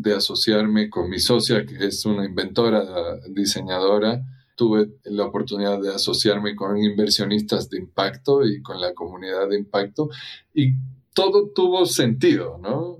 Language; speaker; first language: Spanish; native; Spanish